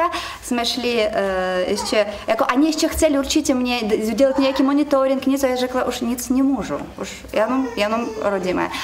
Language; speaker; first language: Czech; non-native, learner; Russian